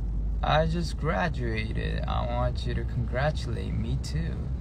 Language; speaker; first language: English; early bilingual, other home language; Korean